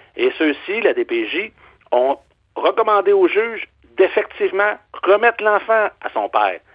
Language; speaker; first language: French; native; French